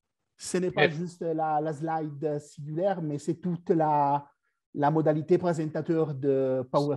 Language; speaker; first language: French; non-native, fluent; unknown